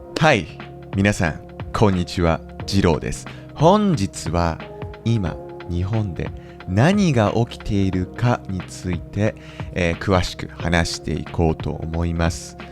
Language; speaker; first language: Japanese; native; Japanese